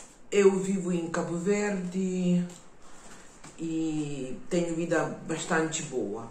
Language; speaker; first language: Portuguese; non-native, fluent; Ukrainian